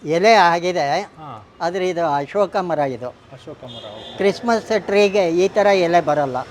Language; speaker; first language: Kannada; non-native, local second language; Telugu